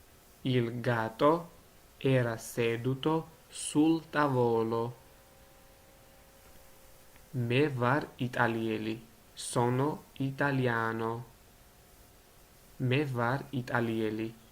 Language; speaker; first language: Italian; non-native, learner; Georgian